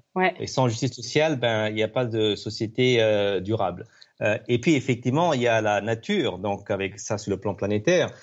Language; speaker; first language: French; non-native, fluent; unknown